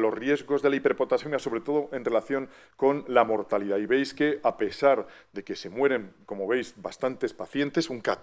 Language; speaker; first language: Spanish; native; Spanish